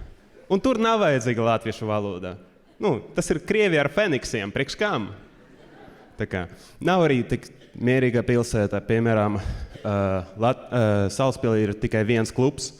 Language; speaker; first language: Latvian; early bilingual, other home language; Russian